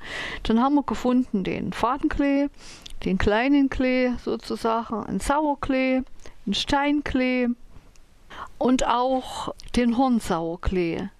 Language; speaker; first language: German; native; German